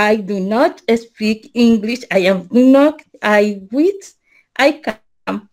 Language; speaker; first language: English; non-native, learner; Spanish